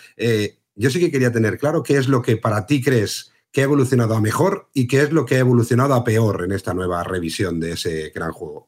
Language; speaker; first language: Spanish; native; Spanish